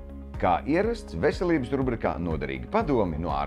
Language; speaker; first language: Latvian; native; Latvian